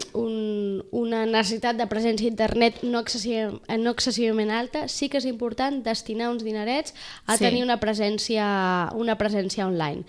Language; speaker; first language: Catalan; native; Catalan